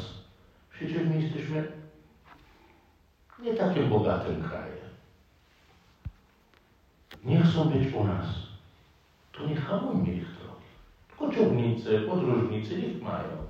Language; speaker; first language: Polish; non-native, fluent; Arabic